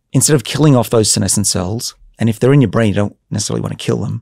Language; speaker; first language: English; native; English